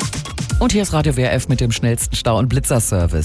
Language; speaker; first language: German; native; German